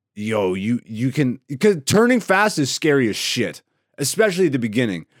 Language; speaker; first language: English; non-native, fluent; Greek